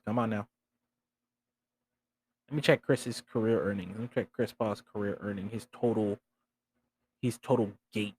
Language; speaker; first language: English; native; English